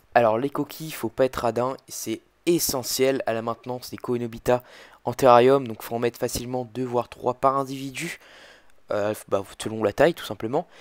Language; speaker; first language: French; native; French